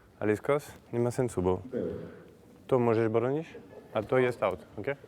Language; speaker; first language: Polish; non-native, learner; French